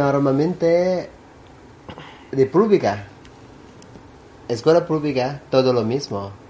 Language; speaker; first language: Spanish; non-native, learner; Thai